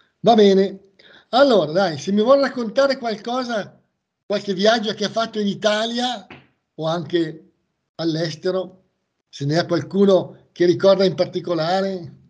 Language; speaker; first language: Italian; native; Italian